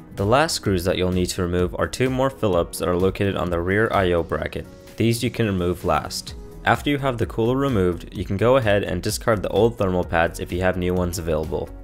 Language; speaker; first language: English; native; English